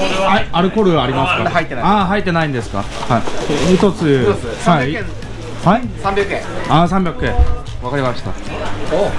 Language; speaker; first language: Japanese; non-native, learner; Korean